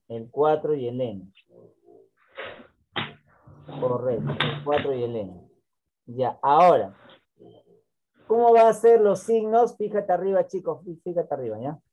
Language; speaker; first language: Spanish; native; Spanish